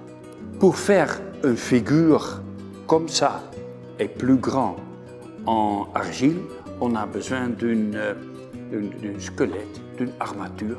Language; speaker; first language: French; non-native, fluent; Dutch